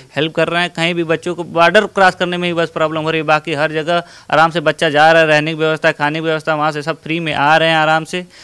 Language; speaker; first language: Hindi; native; Hindi